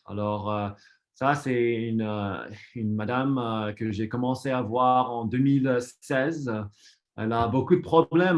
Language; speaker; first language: French; non-native, fluent; English